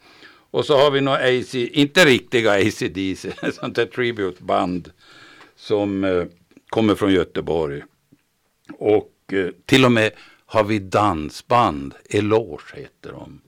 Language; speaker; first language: Swedish; native; Swedish